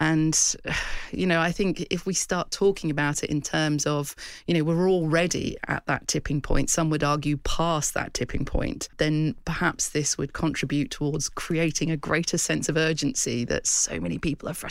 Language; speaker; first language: English; native; English